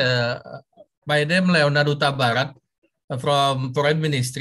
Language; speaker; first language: English; non-native, fluent; Indonesian